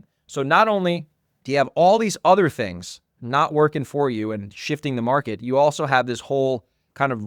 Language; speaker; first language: English; native; English